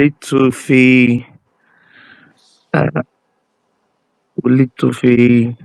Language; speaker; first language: Arabic; non-native, learner; English